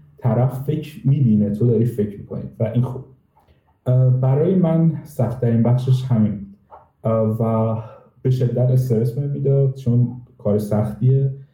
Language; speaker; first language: Persian; native; Persian